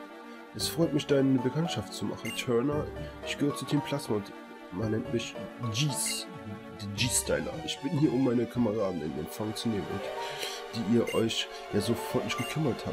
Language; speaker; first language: German; native; German